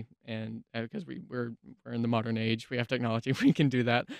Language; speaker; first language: English; native; English